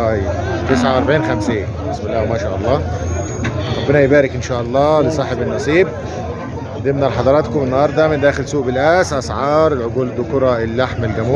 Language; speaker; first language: Arabic; native; Arabic